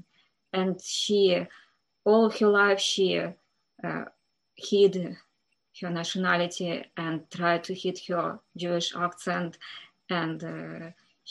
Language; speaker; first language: English; non-native, fluent; Ukrainian